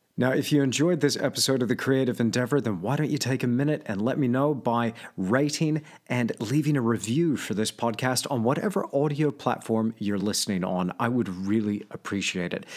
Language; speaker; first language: English; native; English